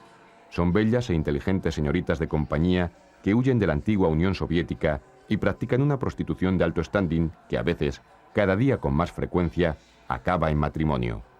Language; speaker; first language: Spanish; native; Spanish